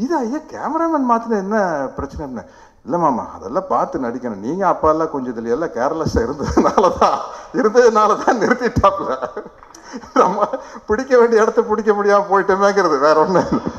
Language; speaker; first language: Tamil; native; Tamil